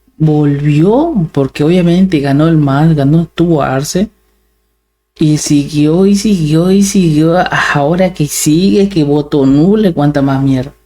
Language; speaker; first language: Spanish; native; Spanish